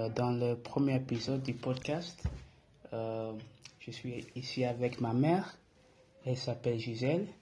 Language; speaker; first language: French; early bilingual, other home language; English